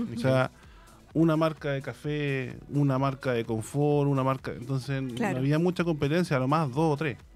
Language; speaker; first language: Spanish; native; Spanish